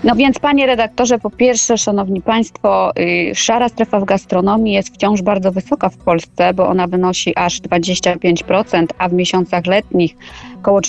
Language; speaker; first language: Polish; native; Polish